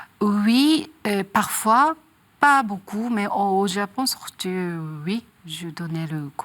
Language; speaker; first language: French; non-native, learner; Japanese